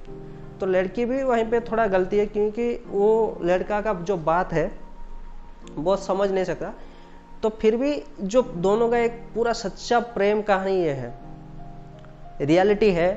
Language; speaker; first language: Hindi; non-native, local second language; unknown